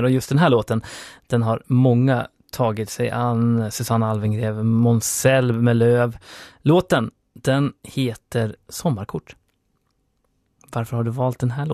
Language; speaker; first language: Swedish; native; Swedish